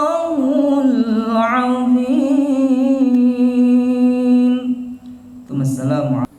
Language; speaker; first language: Indonesian; native; Indonesian